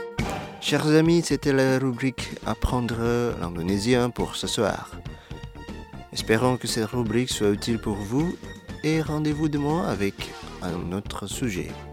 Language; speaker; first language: French; non-native, fluent; Indonesian